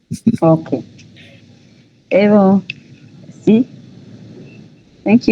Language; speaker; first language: French; native; French